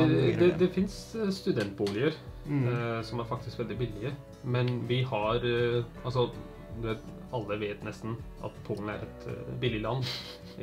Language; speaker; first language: Norwegian; early bilingual, other home language; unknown